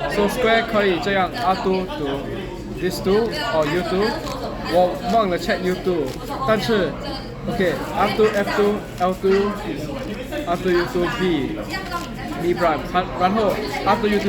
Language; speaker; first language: Chinese; non-native, learner; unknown